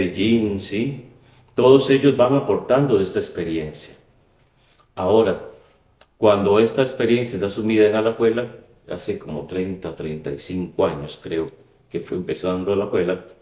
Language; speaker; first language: Spanish; native; Spanish